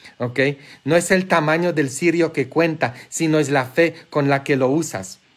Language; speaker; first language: Spanish; non-native, fluent; Polish